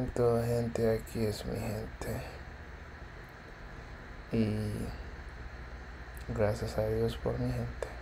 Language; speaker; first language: Spanish; early bilingual, heritage; English